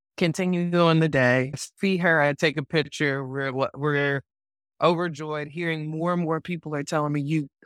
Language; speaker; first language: English; native; English